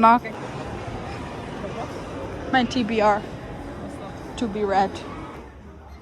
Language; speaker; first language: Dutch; early bilingual, other home language; Hindi